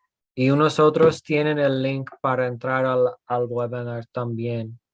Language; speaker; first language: Spanish; non-native, fluent; English